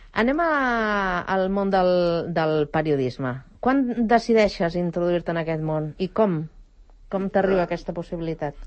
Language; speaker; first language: Catalan; native; Catalan